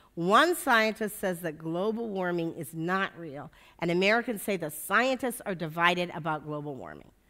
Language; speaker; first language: English; native; English